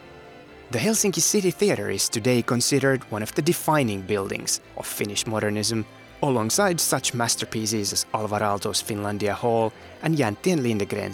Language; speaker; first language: English; non-native, fluent; Finnish